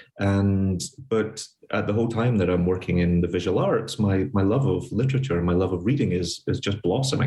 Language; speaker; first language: English; native; English